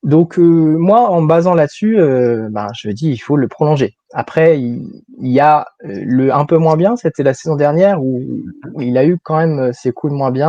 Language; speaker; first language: French; native; French